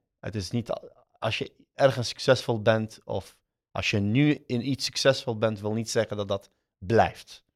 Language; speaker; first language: Dutch; early bilingual, other home language; Arabic